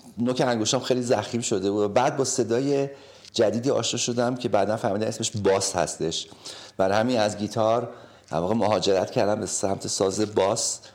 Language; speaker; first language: Persian; native; Persian